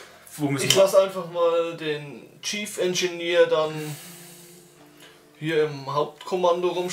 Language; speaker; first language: German; native; German